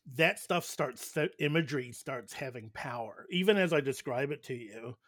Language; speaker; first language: English; native; English